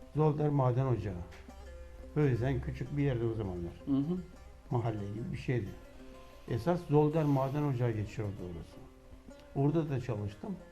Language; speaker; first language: Turkish; native; Turkish